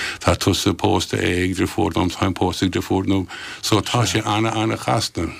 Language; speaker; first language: Irish; non-native, local second language; English